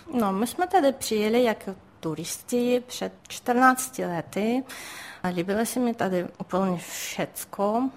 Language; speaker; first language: Czech; non-native, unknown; Russian